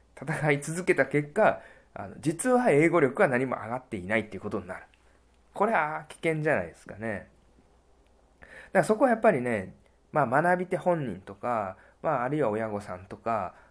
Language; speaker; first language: Japanese; native; Japanese